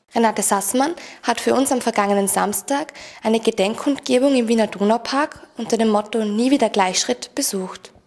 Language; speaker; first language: German; native; German